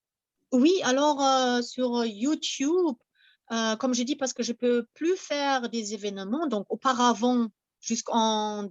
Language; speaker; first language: French; non-native, fluent; German